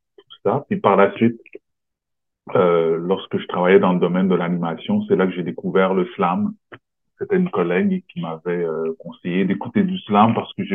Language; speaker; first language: French; native; French